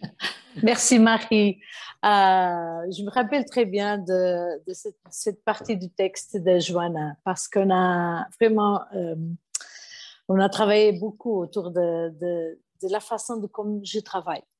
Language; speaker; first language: French; non-native, fluent; Portuguese